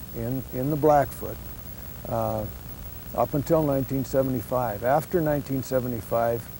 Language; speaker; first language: English; native; English